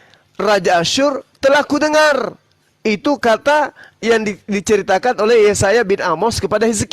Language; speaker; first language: Indonesian; native; Indonesian